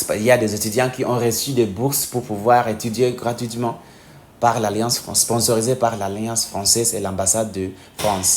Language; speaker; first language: French; non-native, fluent; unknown